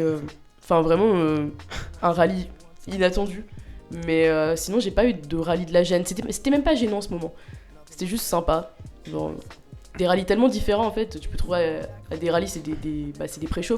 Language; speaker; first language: French; native; French